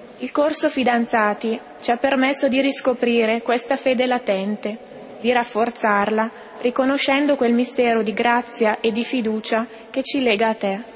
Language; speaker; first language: Italian; native; Italian